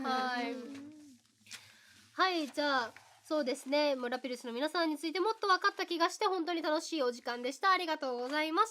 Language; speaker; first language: Japanese; native; Japanese